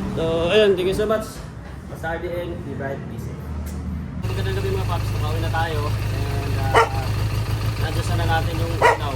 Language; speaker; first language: Filipino; non-native, local second language; Cebuano